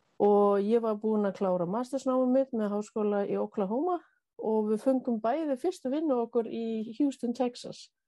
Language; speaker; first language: Icelandic; non-native, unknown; German